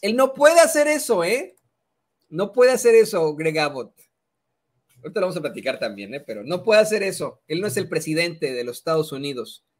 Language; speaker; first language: Spanish; native; Spanish